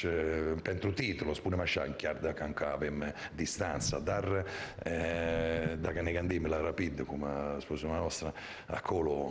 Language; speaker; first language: Romanian; non-native, fluent; Italian